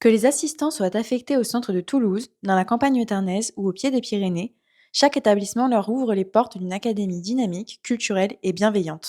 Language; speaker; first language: French; native; French